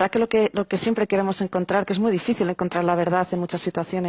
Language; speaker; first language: Spanish; native; Spanish